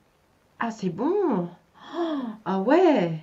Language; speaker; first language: French; native; French